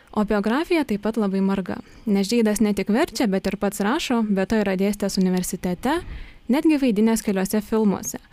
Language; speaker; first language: Lithuanian; native; Lithuanian